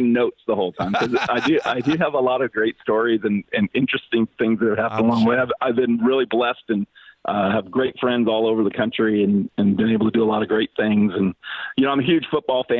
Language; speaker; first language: English; native; English